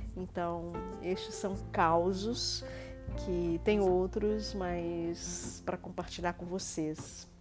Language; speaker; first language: Portuguese; native; Portuguese